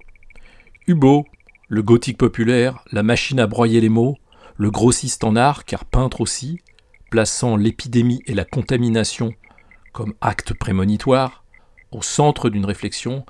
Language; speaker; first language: French; native; French